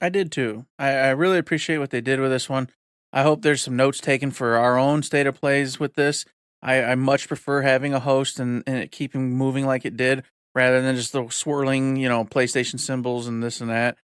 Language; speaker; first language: English; native; English